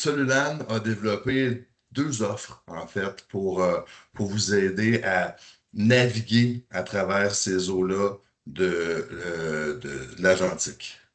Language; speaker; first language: French; native; French